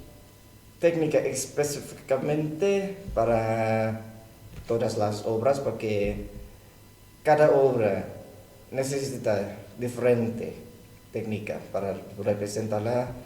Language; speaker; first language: Spanish; non-native, learner; Thai